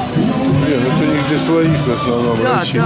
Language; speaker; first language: Russian; native; Russian